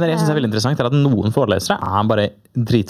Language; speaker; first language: Norwegian; native; Norwegian